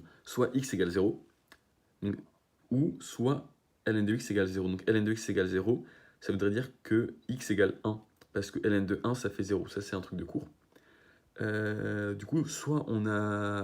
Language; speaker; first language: French; native; French